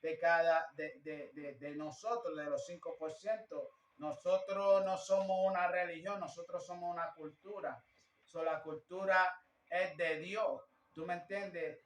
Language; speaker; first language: Spanish; early bilingual, heritage; Spanish